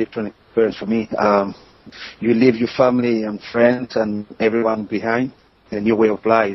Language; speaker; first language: English; non-native, local second language; French